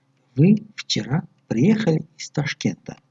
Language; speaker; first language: Russian; non-native, local second language; Tajik